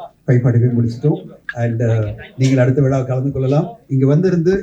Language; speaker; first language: Tamil; native; Tamil